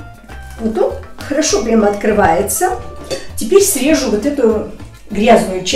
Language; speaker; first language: Russian; native; Russian